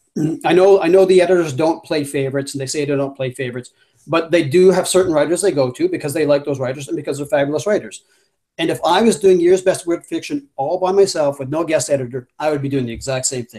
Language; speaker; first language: English; native; English